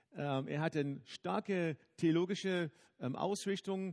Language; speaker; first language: German; non-native, fluent; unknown